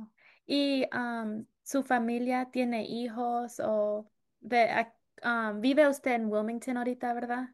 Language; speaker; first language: Spanish; non-native, fluent; English